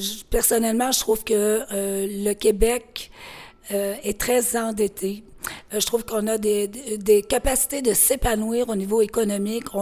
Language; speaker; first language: French; native; French